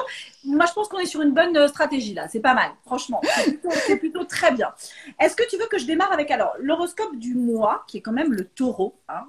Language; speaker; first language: French; native; French